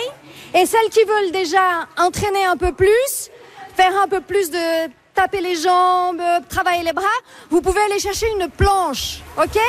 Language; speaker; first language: French; native; French